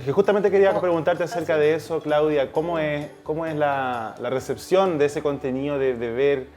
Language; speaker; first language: Spanish; native; Spanish